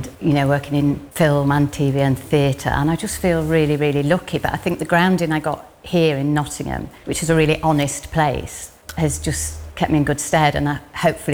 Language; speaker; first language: English; native; English